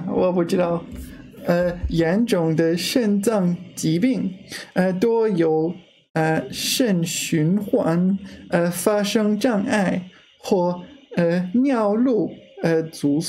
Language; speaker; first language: Chinese; non-native, learner; English